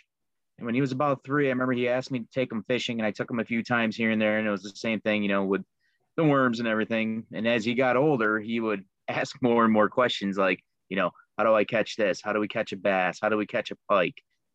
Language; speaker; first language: English; native; English